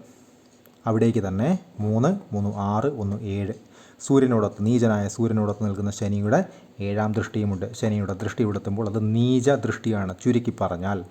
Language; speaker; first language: Malayalam; native; Malayalam